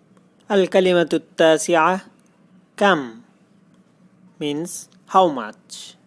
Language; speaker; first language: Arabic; non-native, fluent; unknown